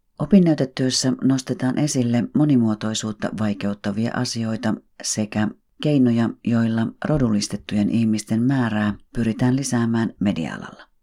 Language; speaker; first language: Finnish; native; Finnish